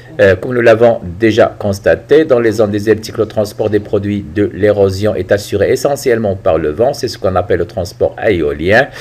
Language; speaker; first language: French; non-native, local second language; Arabic